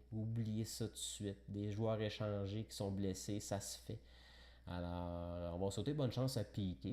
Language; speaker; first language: French; native; French